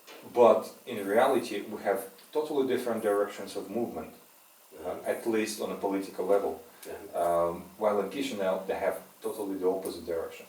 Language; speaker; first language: English; non-native, fluent; Russian